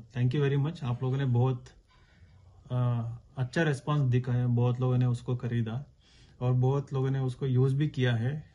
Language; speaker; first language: Hindi; non-native, local second language; Kannada